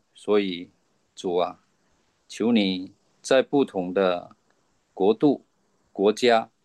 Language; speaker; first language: Chinese; native; Chinese